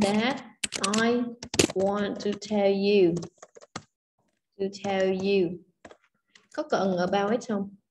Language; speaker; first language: English; non-native, fluent; Vietnamese